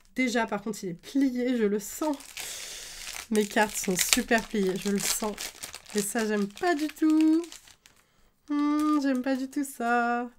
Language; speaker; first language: French; native; French